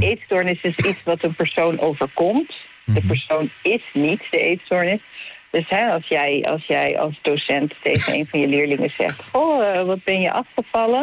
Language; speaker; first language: Dutch; native; Dutch